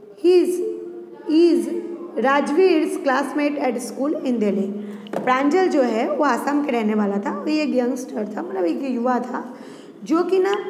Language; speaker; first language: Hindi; non-native, local second language; Gujarati